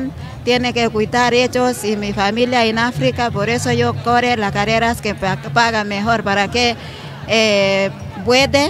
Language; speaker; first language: Spanish; non-native, learner; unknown